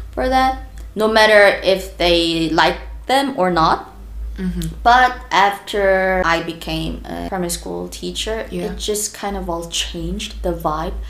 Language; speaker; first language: English; non-native, fluent; Korean